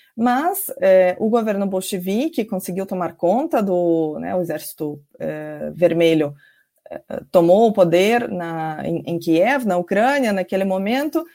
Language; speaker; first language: Portuguese; non-native, fluent; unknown